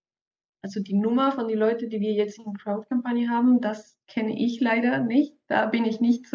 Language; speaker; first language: German; non-native, fluent; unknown